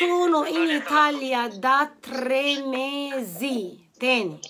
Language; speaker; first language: Italian; non-native, fluent; Arabic